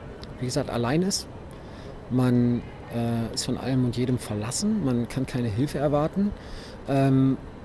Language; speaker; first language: German; native; German